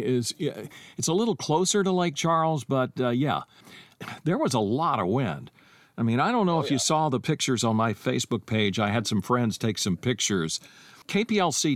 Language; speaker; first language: English; native; English